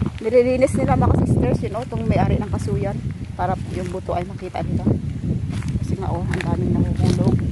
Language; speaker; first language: Filipino; non-native, local second language; Cebuano